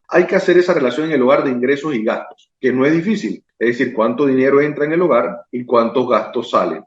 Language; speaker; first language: Spanish; native; Spanish